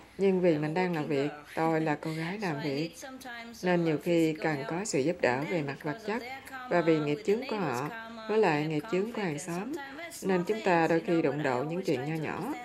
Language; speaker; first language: Vietnamese; native; Vietnamese